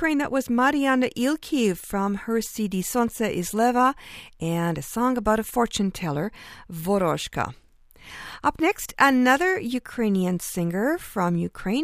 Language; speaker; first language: English; native; English